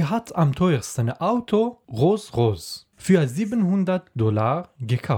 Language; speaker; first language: German; non-native, learner; Persian